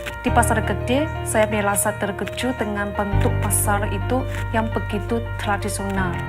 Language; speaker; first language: Indonesian; non-native, learner; Chinese